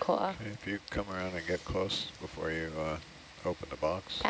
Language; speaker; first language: English; native; English